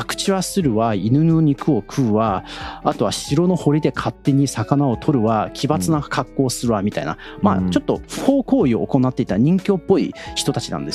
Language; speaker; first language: Japanese; native; Japanese